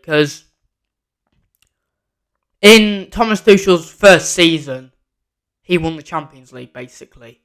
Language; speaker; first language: English; native; English